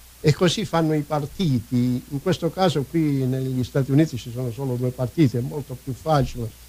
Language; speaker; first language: Italian; early bilingual, heritage; Italian